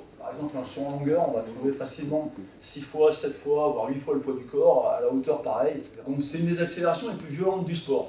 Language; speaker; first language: French; native; French